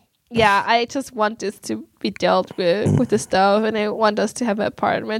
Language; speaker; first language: English; non-native, fluent; German